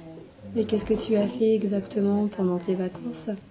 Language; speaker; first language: French; non-native, learner; English